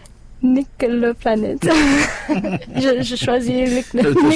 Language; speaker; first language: French; non-native, learner; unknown